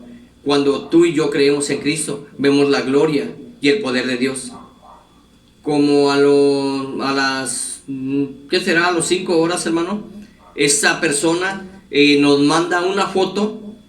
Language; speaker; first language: Spanish; native; Spanish